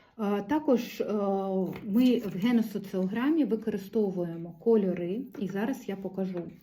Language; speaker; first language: Ukrainian; non-native, local second language; Russian